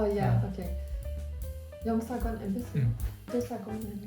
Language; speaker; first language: Korean; non-native, learner; English